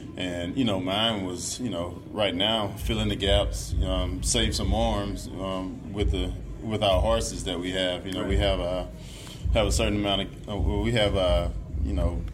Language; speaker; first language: English; native; English